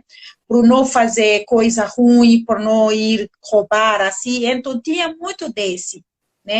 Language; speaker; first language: Portuguese; non-native, learner; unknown